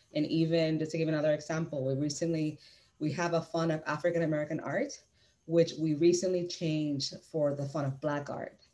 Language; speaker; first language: English; non-native, fluent; Spanish